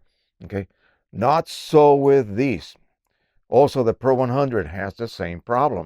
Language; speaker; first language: English; native; English